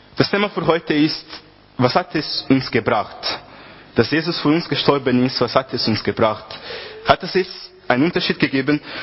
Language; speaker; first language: German; non-native, fluent; Portuguese